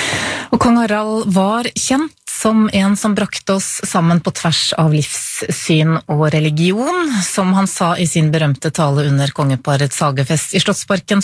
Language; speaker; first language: Norwegian; native; Norwegian